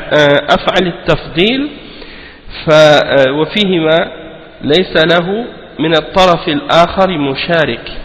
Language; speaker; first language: Arabic; non-native, fluent; French